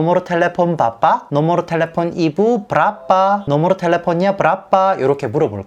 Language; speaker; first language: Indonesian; non-native, fluent; Korean